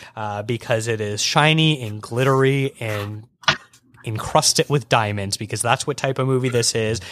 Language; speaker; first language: English; native; English